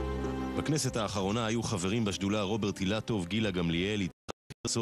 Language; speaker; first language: Hebrew; native; Hebrew